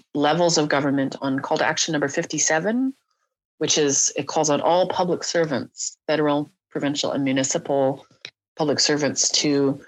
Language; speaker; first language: English; native; English